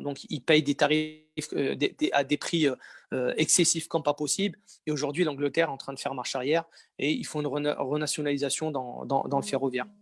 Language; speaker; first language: French; native; French